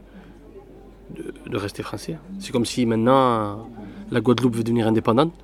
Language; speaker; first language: French; early bilingual, other home language; Arabic